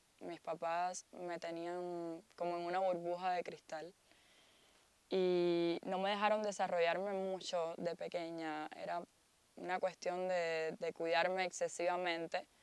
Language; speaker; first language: Spanish; native; Spanish